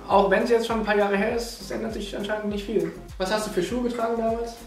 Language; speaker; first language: German; native; German